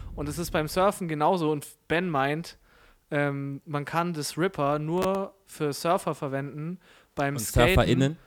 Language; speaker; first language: German; native; German